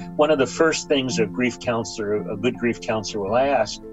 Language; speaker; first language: English; native; English